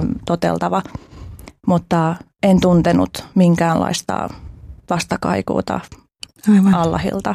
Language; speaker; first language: Finnish; early bilingual, other home language; Albanian